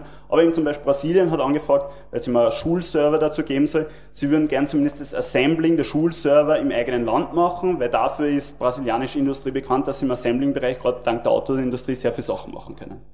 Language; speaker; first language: German; native; German